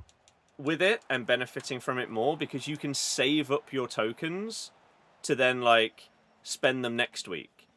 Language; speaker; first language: English; native; English